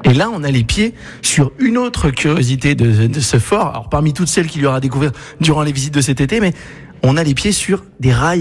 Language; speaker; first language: French; native; French